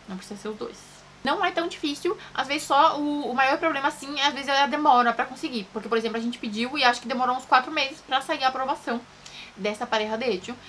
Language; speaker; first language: Portuguese; native; Portuguese